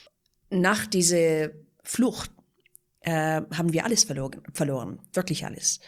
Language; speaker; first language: German; non-native, fluent; Persian